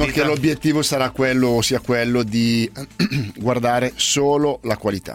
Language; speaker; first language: Italian; native; Italian